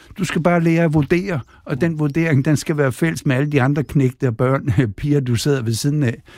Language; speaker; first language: Danish; native; Danish